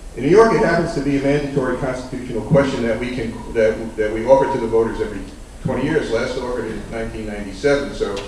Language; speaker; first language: English; native; English